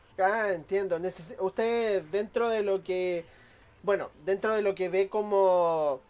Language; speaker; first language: Spanish; native; Spanish